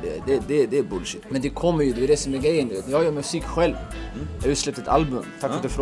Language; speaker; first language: Swedish; native; Swedish